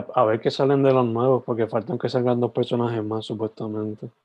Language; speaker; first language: Spanish; native; Spanish